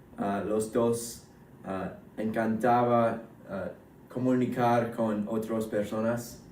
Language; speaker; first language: Spanish; non-native, learner; English